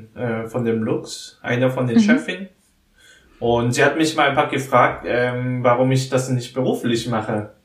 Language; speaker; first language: German; non-native, learner; Korean